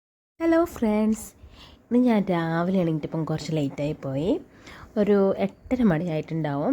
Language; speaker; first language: Malayalam; native; Malayalam